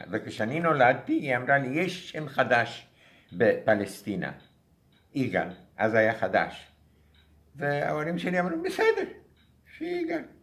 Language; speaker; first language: Hebrew; non-native, fluent; Romanian